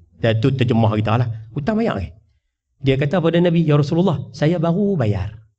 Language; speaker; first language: Malay; native; Malay